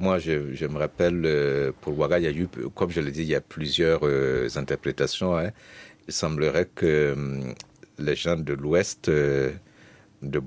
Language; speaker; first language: French; non-native, local second language; Mossi